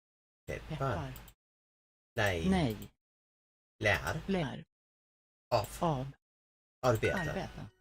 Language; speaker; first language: Swedish; non-native, learner; English